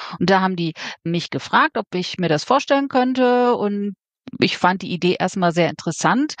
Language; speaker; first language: German; native; German